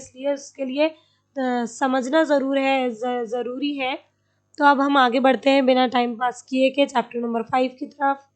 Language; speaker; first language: Urdu; native; Urdu